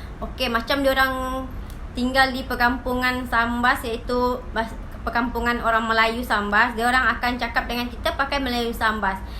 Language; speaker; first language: Malay; native; Malay